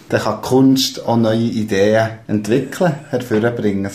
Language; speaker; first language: German; native; German